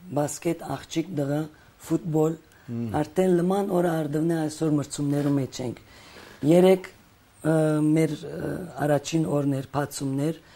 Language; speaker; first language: Armenian; early bilingual, heritage; Armenian